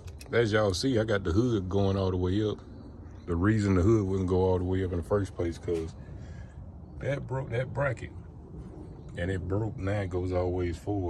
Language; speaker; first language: English; native; English